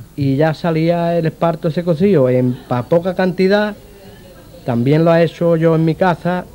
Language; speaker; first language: Spanish; native; Spanish